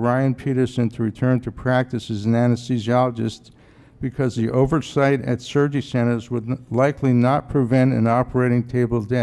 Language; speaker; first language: English; native; English